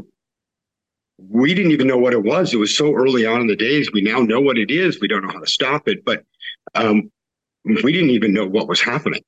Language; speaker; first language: English; native; English